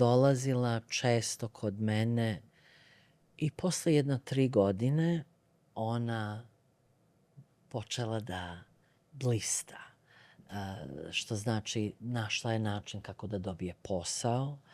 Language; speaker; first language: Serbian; early bilingual, other home language; Bosnian